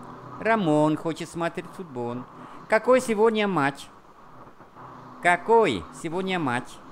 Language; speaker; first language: Russian; non-native, fluent; Vietnamese